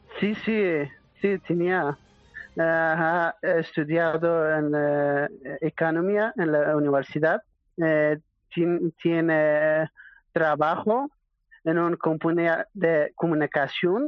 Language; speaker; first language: Spanish; non-native, learner; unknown